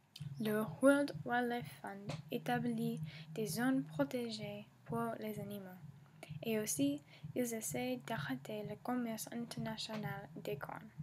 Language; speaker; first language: French; non-native, learner; English